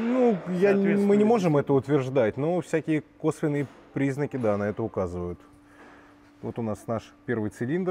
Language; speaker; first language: Russian; native; Russian